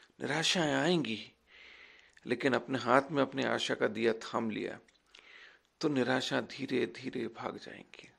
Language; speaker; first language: Hindi; native; Hindi